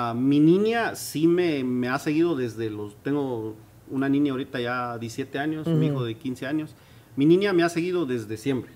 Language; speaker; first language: Spanish; non-native, local second language; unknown